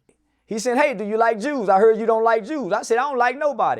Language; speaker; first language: English; native; English